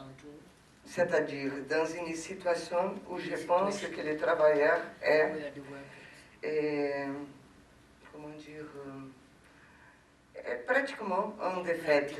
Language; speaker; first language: French; non-native, fluent; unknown